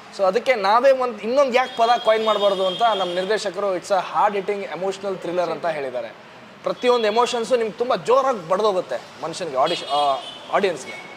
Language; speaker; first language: Kannada; native; Kannada